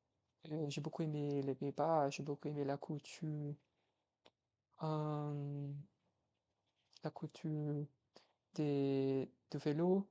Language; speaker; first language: French; non-native, fluent; Portuguese